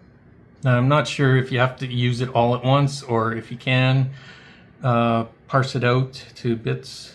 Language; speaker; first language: English; native; English